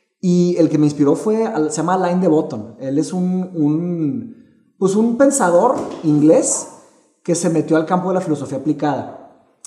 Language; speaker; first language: Spanish; early bilingual, other home language; Portuguese